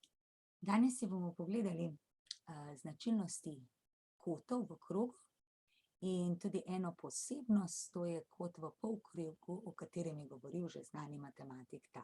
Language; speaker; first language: Slovenian; native; Slovenian